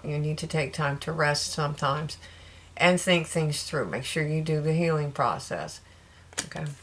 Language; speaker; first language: English; native; English